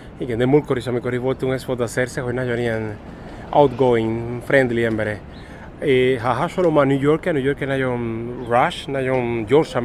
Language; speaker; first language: Hungarian; early bilingual, heritage; Hungarian